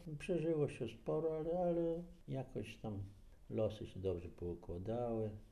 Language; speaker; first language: Polish; native; Polish